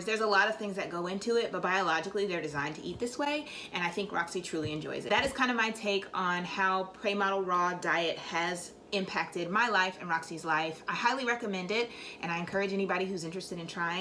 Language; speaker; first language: English; native; English